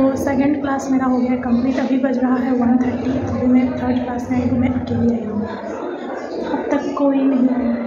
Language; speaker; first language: Hindi; non-native, local second language; Bangla